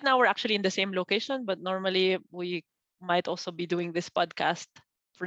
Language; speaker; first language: English; non-native, local second language; Filipino